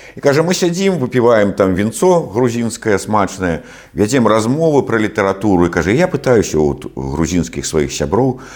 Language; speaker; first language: Belarusian; non-native, local second language; Russian